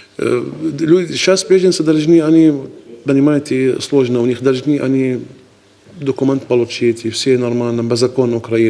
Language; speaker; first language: Russian; non-native, learner; Arabic